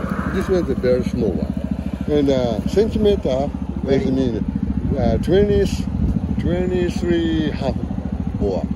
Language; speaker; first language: English; non-native, learner; Japanese